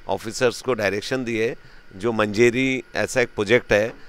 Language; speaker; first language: Hindi; native; Hindi